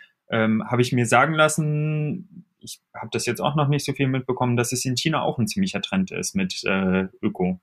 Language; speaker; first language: German; native; German